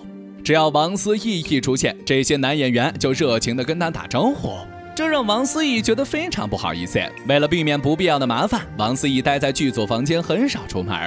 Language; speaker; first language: Chinese; native; Chinese